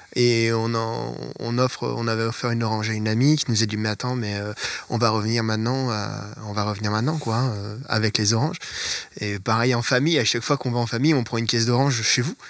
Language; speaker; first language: French; native; French